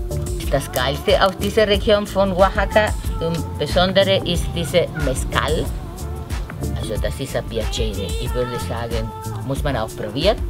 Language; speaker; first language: German; non-native, fluent; Spanish